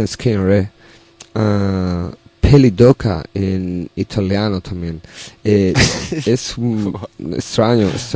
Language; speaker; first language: Spanish; non-native, learner; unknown